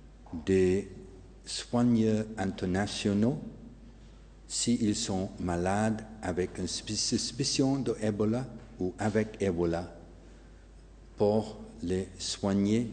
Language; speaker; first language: French; non-native, fluent; English